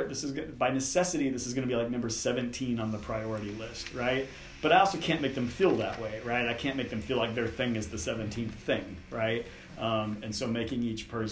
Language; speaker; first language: English; native; English